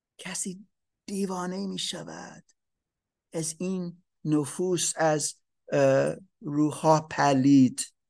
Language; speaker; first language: Persian; non-native, fluent; English